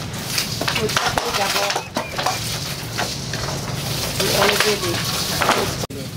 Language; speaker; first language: French; non-native, local second language; Burmese